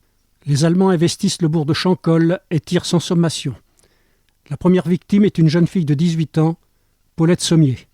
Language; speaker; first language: French; native; French